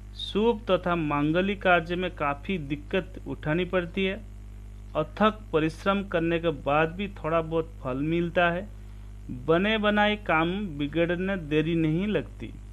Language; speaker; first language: Hindi; non-native, local second language; Odia